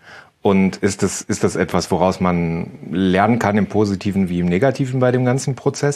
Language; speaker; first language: German; native; German